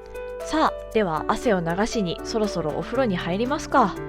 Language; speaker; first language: Japanese; native; Japanese